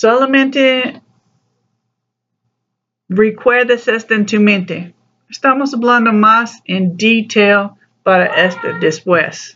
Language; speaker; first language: Spanish; non-native, learner; English